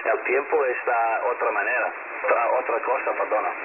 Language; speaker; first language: Spanish; non-native, learner; English